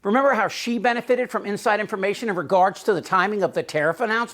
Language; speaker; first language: English; native; English